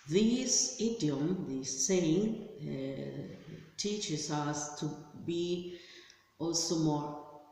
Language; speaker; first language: English; non-native, fluent; Italian